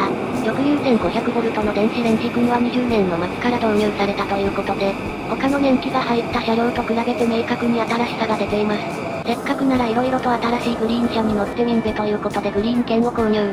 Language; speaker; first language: Japanese; native; Japanese